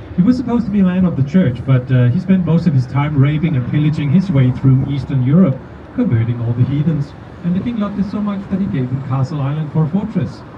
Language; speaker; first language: English; non-native, fluent; Danish